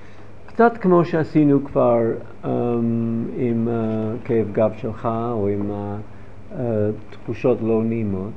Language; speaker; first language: Hebrew; non-native, fluent; English